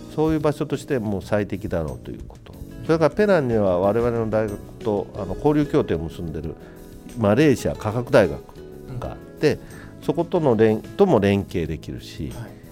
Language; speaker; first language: Japanese; native; Japanese